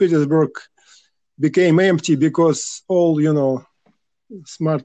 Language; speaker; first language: English; non-native, fluent; Russian